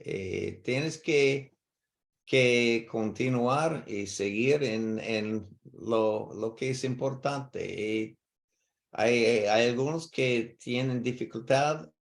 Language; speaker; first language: Spanish; non-native, learner; English